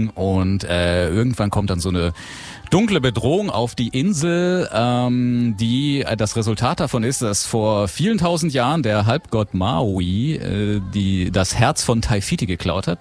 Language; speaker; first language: German; native; German